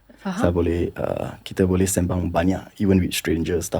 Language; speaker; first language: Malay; non-native, local second language; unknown